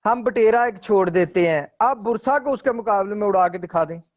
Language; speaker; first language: Urdu; non-native, local second language; Punjabi